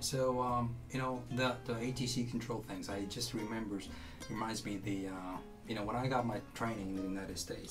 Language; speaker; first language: English; non-native, fluent; Japanese